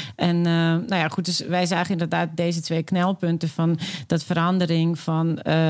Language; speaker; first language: Dutch; early bilingual, other home language; Serbian